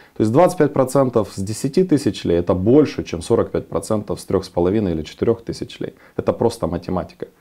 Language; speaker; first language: Russian; non-native, local second language; Romanian